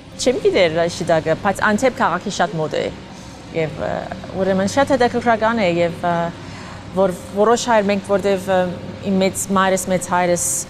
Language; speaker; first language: Armenian; early bilingual, heritage; Armenian